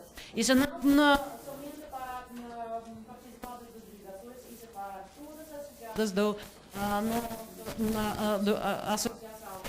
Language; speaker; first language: Portuguese; non-native, fluent; Russian